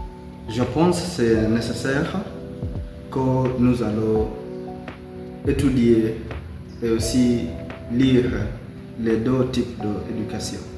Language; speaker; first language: French; non-native, learner; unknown